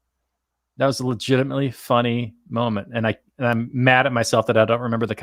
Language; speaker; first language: English; native; English